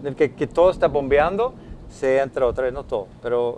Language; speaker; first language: Spanish; non-native, fluent; Swedish